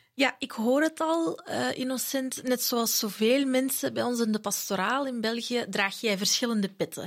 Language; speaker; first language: Dutch; native; Dutch